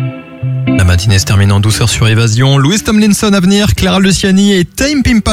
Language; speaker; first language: French; native; French